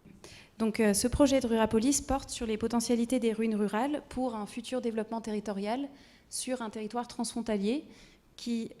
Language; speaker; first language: French; native; French